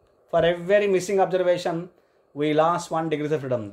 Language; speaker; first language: English; non-native, local second language; Telugu